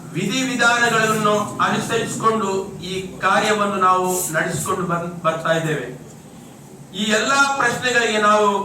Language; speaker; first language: Kannada; non-native, local second language; Konkani